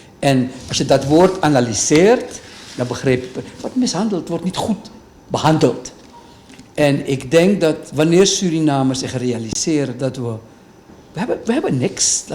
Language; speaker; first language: Dutch; native; Dutch